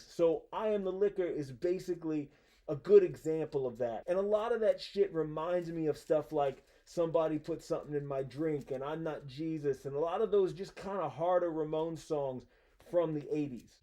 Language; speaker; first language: English; native; English